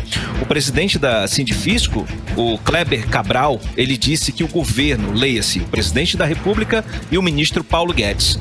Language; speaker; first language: Portuguese; native; Portuguese